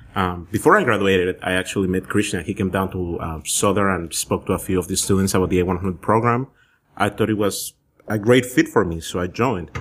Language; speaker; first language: English; early bilingual, other home language; Spanish